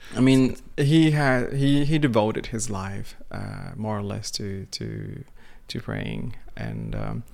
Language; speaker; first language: English; non-native, fluent; Arabic